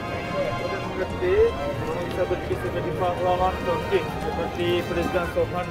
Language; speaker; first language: Indonesian; non-native, fluent; Turkish